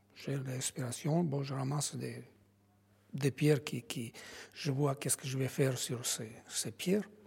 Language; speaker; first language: French; non-native, learner; Albanian